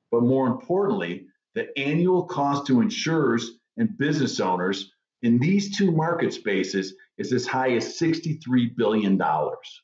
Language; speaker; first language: English; native; English